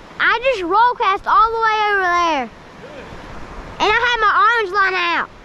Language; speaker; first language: English; native; English